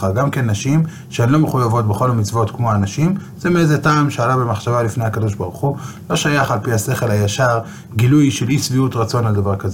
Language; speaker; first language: Hebrew; native; Hebrew